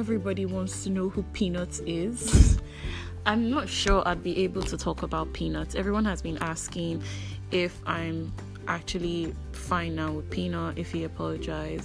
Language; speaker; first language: English; non-native, local second language; Igbo